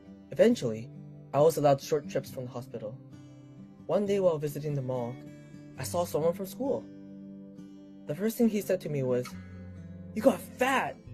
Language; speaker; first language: English; early bilingual, other home language; Chinese